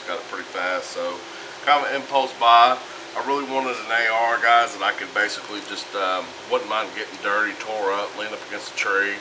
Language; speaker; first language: English; native; English